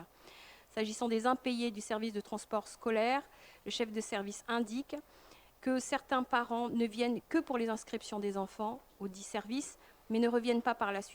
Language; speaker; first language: French; native; French